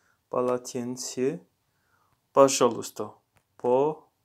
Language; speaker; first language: Russian; non-native, learner; Morisyen